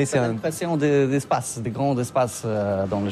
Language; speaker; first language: French; non-native, learner; Polish